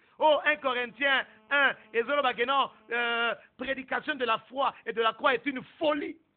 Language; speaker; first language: French; non-native, local second language; Lingala